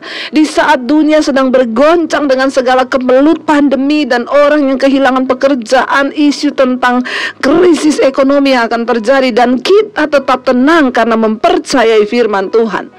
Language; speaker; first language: Indonesian; native; Indonesian